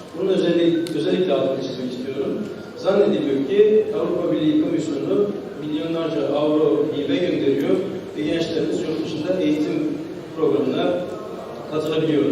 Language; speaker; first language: Turkish; early bilingual, heritage; Turkish